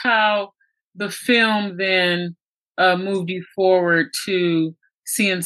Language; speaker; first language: English; native; English